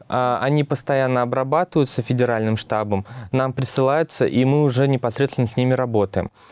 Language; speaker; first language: Russian; native; Russian